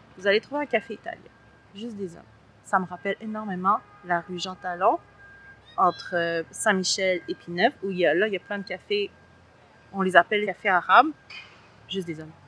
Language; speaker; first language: French; early bilingual, other home language; Spanish